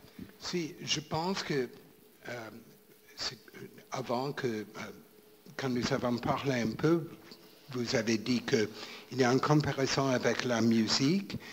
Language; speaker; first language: French; non-native, fluent; English